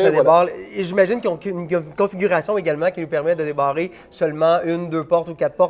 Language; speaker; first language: French; native; French